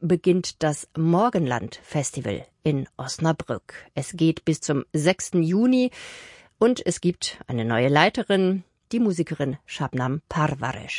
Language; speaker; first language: German; native; German